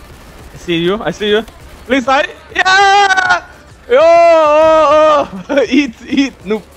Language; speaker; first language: English; non-native, learner; Turkish